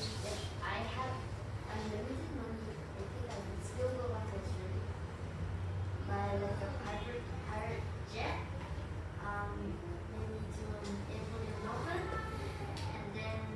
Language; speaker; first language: English; non-native, learner; Vietnamese